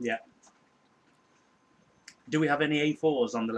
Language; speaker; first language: English; native; English